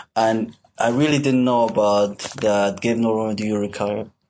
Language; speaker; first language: English; non-native, fluent; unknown